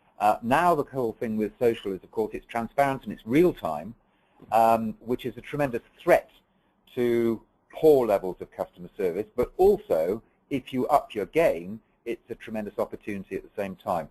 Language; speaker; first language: English; native; English